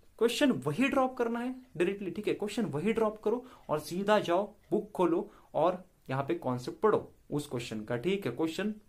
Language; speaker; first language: Hindi; non-native, local second language; Marathi